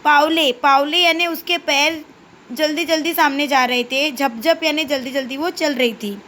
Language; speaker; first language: Hindi; non-native, local second language; Marathi